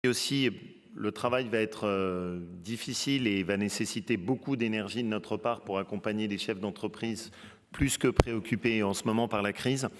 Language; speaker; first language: French; native; French